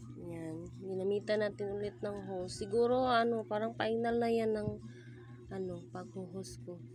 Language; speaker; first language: Filipino; non-native, local second language; Cebuano